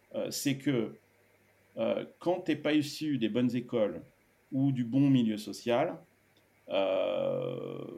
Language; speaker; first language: French; early bilingual, other home language; Spanish